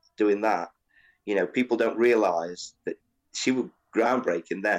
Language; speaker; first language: English; native; English